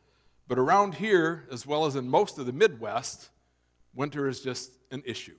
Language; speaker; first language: English; native; English